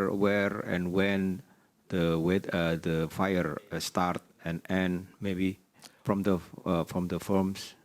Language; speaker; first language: English; non-native, learner; Indonesian